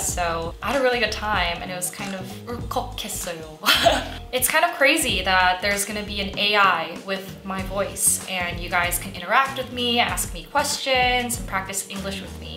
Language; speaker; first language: English; early bilingual, other home language; Korean